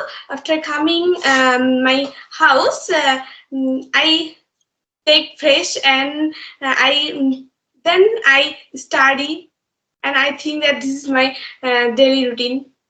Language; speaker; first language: English; non-native, learner; Bangla